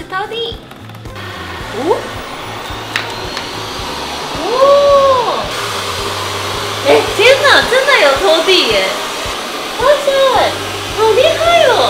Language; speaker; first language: Chinese; non-native, fluent; Japanese